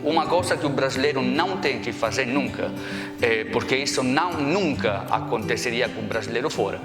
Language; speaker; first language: Portuguese; non-native, fluent; Italian